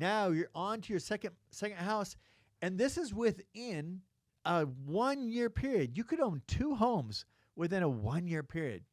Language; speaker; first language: English; native; English